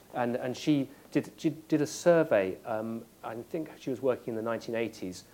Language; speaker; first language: English; native; English